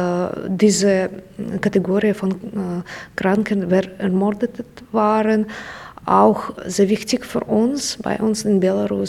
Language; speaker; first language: German; non-native, learner; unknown